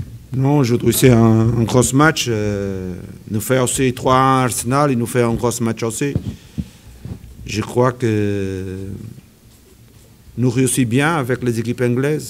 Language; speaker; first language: French; non-native, learner; Portuguese